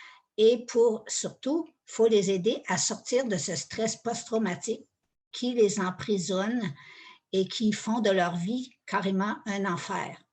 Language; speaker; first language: French; native; French